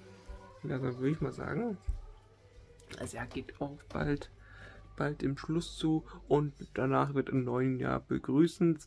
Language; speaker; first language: German; native; German